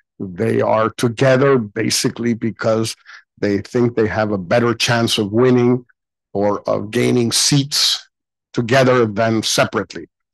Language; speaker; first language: English; non-native, fluent; Spanish